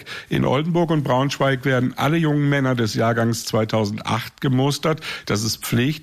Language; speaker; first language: German; native; German